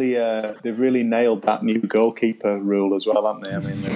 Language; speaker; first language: English; native; English